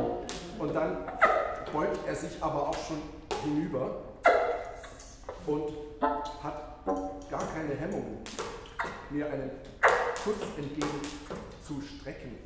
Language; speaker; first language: German; native; German